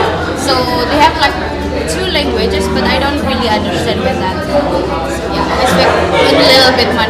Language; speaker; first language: English; non-native, fluent; Indonesian